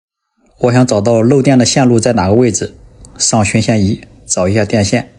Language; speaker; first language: Chinese; native; Chinese